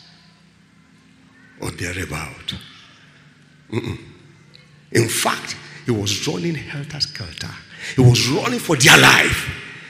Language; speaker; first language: English; non-native, local second language; Yoruba